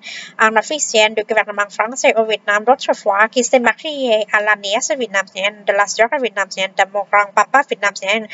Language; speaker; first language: French; non-native, fluent; Vietnamese